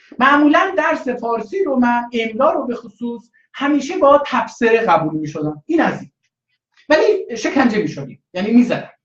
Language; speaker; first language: Persian; non-native, local second language; Azerbaijani